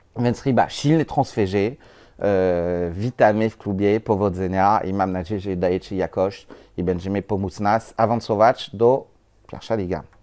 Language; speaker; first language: Polish; non-native, learner; French